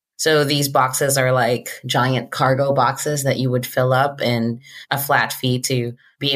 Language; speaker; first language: English; non-native, local second language; Hiligaynon